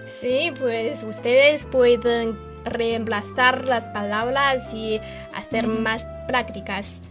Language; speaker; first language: Spanish; non-native, fluent; Chinese